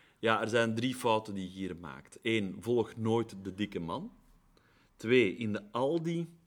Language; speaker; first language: Dutch; native; Dutch